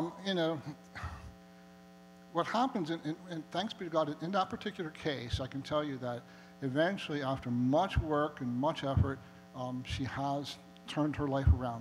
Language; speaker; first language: English; native; English